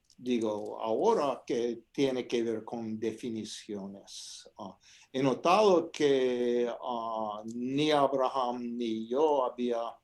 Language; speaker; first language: Spanish; non-native, fluent; English